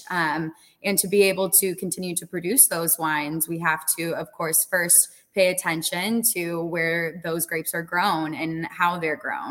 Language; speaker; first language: English; native; English